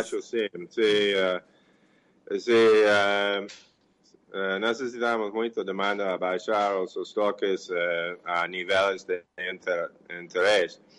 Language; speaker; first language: Portuguese; non-native, fluent; English